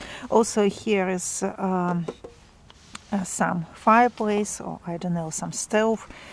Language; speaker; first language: English; non-native, fluent; Russian